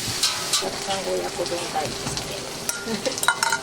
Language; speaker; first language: Japanese; native; Japanese